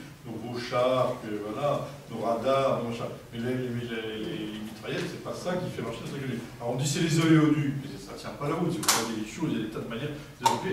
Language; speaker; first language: French; native; French